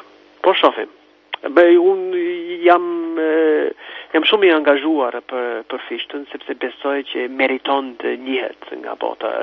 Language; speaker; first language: Albanian; non-native, fluent; English